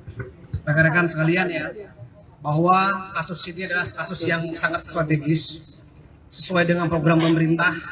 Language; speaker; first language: Indonesian; native; Indonesian